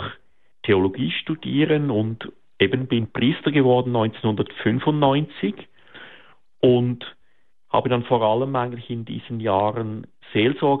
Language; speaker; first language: German; native; German